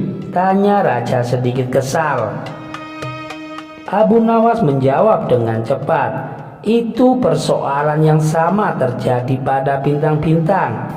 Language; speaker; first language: Indonesian; native; Indonesian